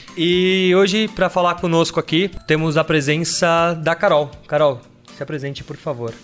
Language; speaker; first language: Portuguese; native; Portuguese